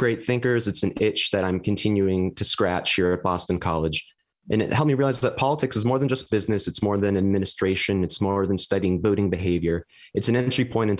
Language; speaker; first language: English; native; English